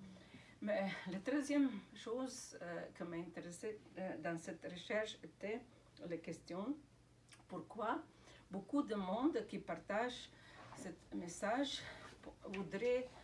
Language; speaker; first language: French; non-native, fluent; Slovenian